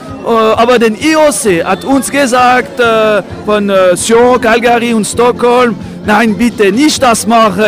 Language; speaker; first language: German; non-native, local second language; French